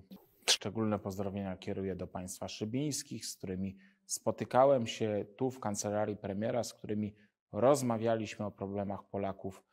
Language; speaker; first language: Polish; native; Polish